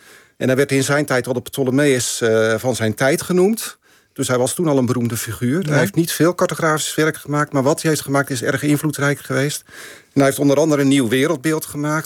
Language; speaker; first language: Dutch; native; Dutch